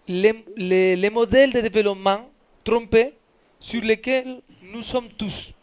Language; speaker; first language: French; non-native, learner; Spanish